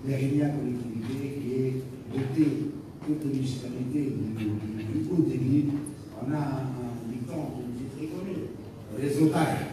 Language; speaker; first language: French; non-native, local second language; Arabic